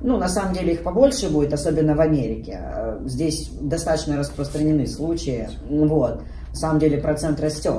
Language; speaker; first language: Russian; native; Russian